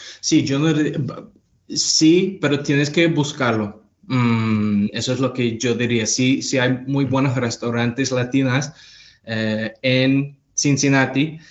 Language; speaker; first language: Spanish; non-native, fluent; English